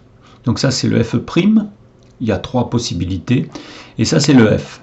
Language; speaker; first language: French; native; French